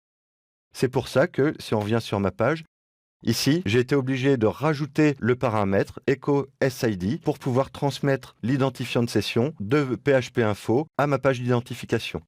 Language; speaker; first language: French; native; French